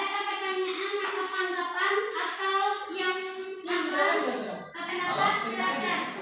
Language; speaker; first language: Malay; non-native, local second language; Minangkabau